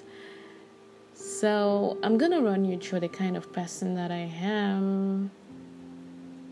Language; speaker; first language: English; non-native, local second language; Yoruba